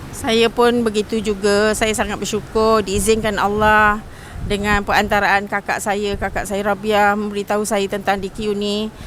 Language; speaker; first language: Malay; native; Malay